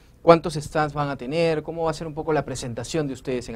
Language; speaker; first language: Spanish; native; Spanish